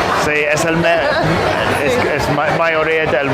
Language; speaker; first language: Spanish; non-native, learner; English